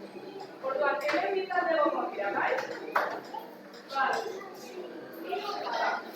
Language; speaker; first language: Basque; non-native, local second language; Spanish